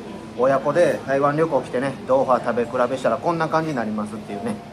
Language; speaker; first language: Japanese; native; Japanese